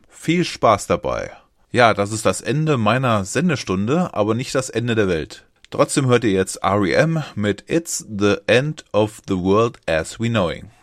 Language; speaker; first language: German; native; German